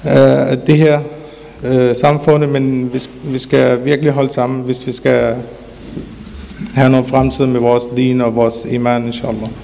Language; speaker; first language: Danish; early bilingual, other home language; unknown